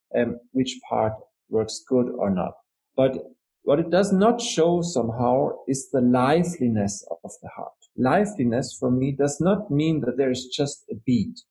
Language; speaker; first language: English; non-native, fluent; German